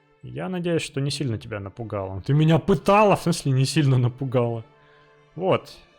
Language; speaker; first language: Russian; native; Russian